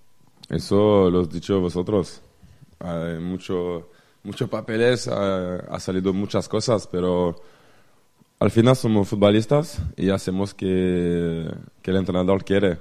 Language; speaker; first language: Spanish; non-native, fluent; French